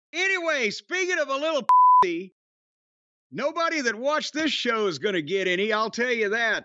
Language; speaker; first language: English; native; English